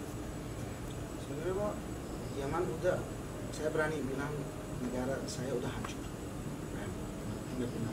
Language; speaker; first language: Indonesian; non-native, fluent; Arabic